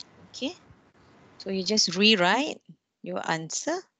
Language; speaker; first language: English; non-native, local second language; Malay